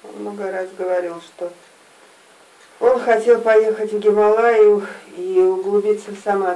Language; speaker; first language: Russian; native; Russian